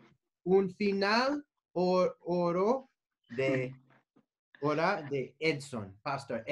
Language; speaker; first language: Spanish; non-native, learner; English